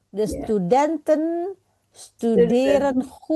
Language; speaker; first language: Dutch; non-native, fluent; Indonesian